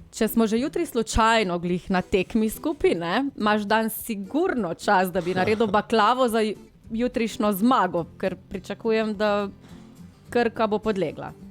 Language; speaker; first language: Slovenian; native; Slovenian